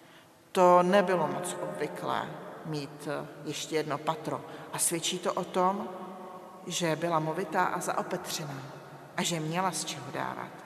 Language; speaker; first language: Czech; native; Czech